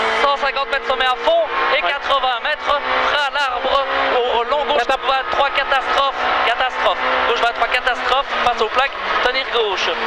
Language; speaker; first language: French; native; French